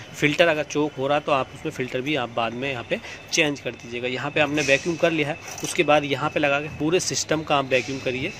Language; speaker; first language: Hindi; native; Hindi